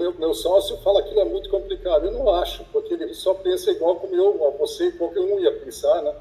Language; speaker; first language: Portuguese; non-native, fluent; German